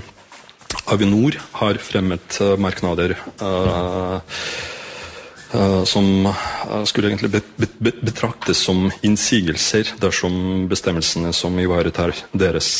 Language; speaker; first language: Norwegian; non-native, fluent; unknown